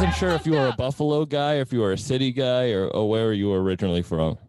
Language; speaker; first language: English; native; English